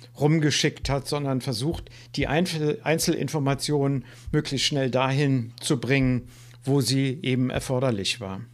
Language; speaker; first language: German; native; German